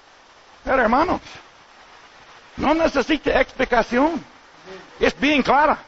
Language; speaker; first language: Spanish; non-native, learner; English